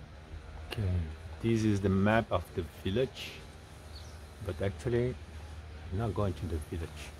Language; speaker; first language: English; non-native, fluent; Portuguese